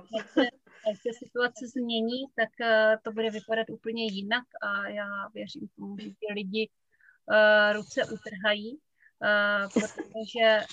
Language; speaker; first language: Czech; native; Czech